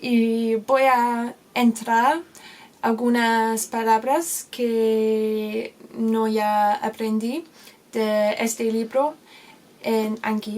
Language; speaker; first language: Spanish; non-native, learner; English